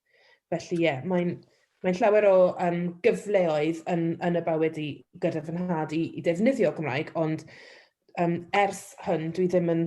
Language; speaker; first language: Welsh; non-native, local second language; English